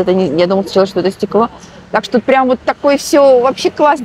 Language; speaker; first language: Russian; native; Russian